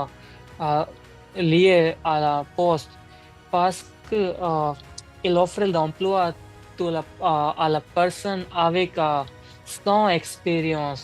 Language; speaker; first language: French; non-native, learner; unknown